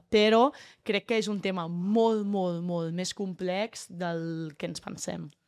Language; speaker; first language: Catalan; native; Catalan